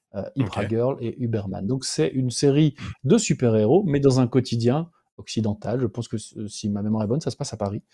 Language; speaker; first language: French; native; French